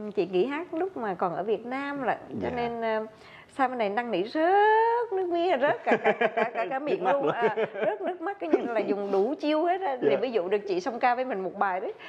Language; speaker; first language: Vietnamese; native; Vietnamese